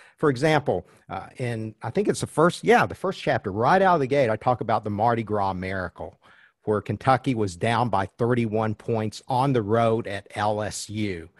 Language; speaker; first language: English; early bilingual, other home language; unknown